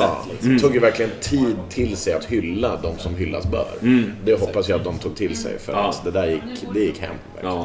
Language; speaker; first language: Swedish; native; Swedish